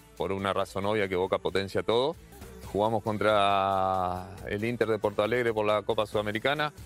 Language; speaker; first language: Spanish; native; Spanish